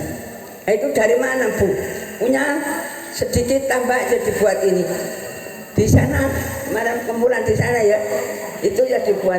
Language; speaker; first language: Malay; non-native, local second language; Javanese